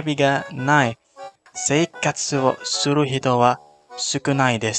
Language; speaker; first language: Japanese; non-native, learner; Indonesian